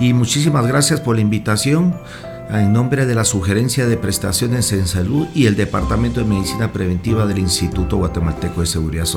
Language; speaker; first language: Spanish; native; Spanish